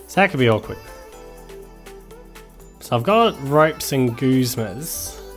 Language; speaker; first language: English; native; English